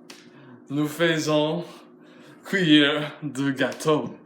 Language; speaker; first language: French; non-native, learner; English